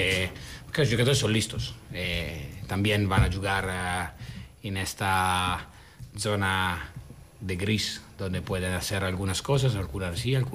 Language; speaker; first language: Spanish; non-native, fluent; Italian